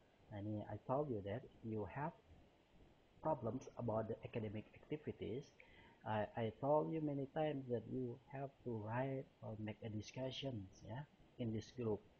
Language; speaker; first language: English; non-native, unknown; Indonesian